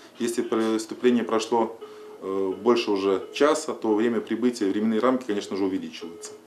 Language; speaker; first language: Russian; native; Russian